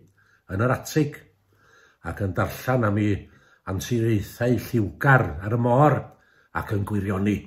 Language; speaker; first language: Welsh; native; Welsh